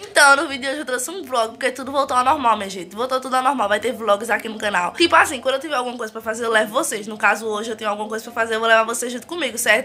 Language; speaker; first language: Portuguese; native; Portuguese